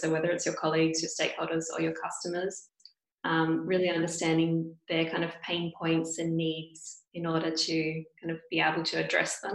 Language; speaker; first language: English; native; English